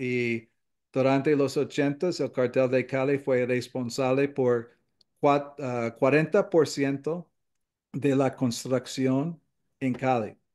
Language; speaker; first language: Spanish; non-native, fluent; English